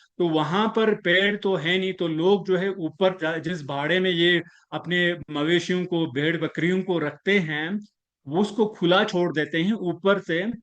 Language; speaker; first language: Hindi; non-native, local second language; Ladakhi